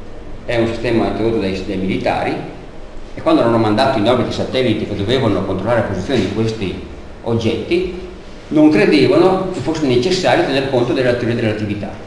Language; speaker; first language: Italian; native; Italian